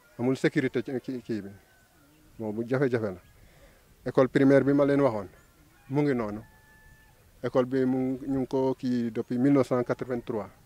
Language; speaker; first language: Wolof; non-native, local second language; Serer